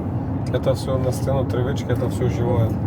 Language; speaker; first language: Russian; non-native, local second language; Kyrgyz